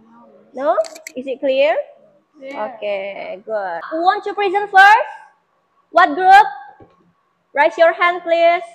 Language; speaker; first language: English; non-native, fluent; Indonesian